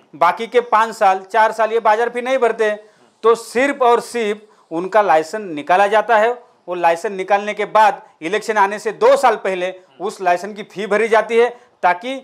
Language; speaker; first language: Hindi; non-native, local second language; Marathi